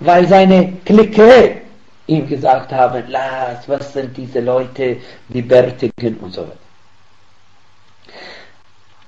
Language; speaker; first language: German; non-native, fluent; Arabic